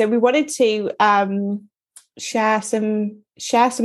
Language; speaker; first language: English; native; English